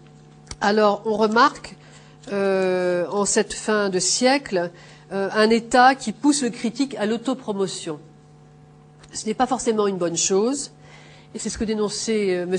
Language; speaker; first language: French; native; French